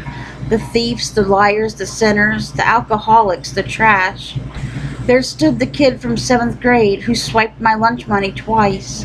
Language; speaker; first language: English; native; English